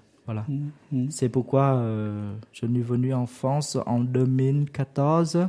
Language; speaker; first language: French; non-native, learner; Vietnamese